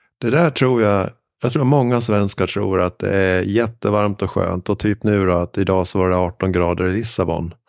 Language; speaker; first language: Swedish; native; Swedish